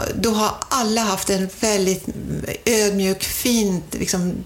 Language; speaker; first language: Swedish; non-native, fluent; German